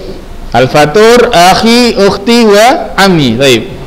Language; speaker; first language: Arabic; non-native, fluent; Indonesian